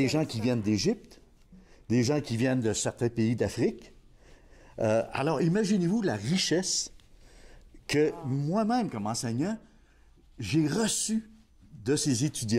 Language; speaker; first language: French; native; French